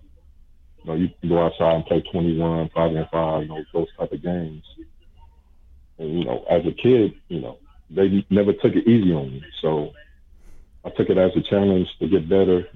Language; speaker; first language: English; native; English